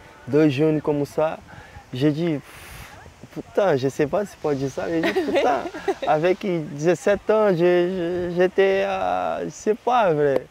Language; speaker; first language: French; non-native, learner; Portuguese